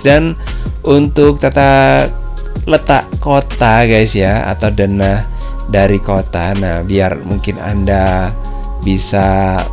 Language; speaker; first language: Indonesian; native; Indonesian